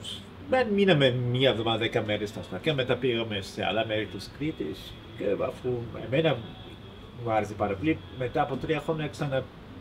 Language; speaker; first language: Greek; non-native, fluent; German